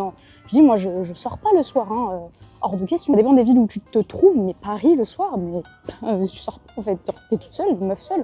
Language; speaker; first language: French; native; French